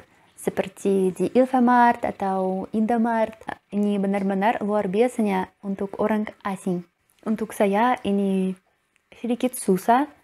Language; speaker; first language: Indonesian; non-native, learner; Russian